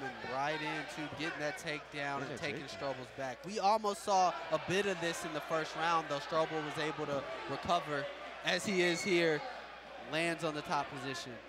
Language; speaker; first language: English; native; English